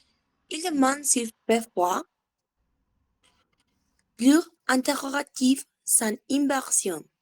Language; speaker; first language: French; non-native, learner; Spanish